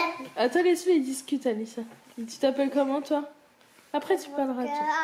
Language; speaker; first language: French; native; French